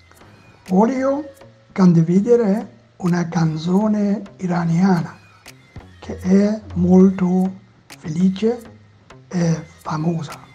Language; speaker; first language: Italian; non-native, learner; Persian